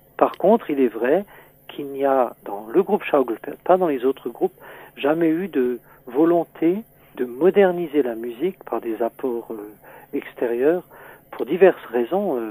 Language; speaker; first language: French; native; French